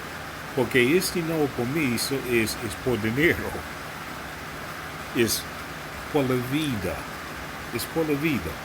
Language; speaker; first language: Spanish; non-native, learner; English